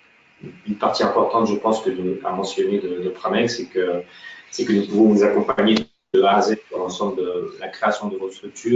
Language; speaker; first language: French; native; French